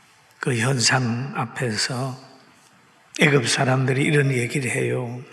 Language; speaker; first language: Korean; native; Korean